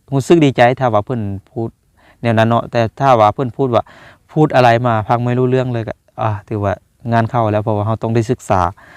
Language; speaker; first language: Thai; native; Thai